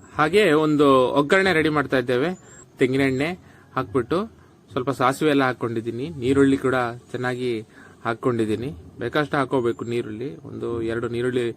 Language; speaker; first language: Kannada; non-native, local second language; Konkani